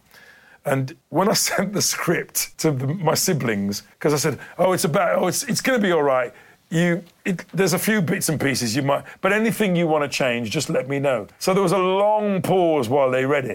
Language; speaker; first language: English; native; English